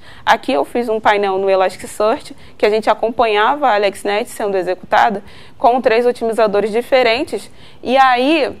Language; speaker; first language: Portuguese; native; Portuguese